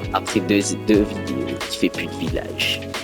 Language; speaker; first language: French; native; French